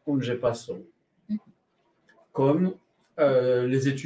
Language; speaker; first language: Spanish; non-native, learner; French